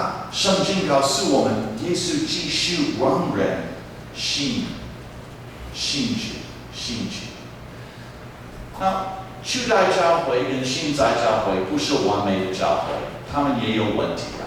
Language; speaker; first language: Chinese; non-native, fluent; English